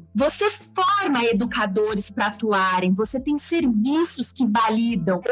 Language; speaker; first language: Portuguese; native; Portuguese